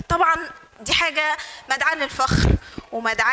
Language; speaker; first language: Arabic; native; Arabic